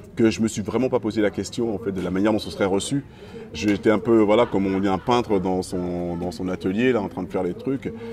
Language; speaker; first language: French; native; French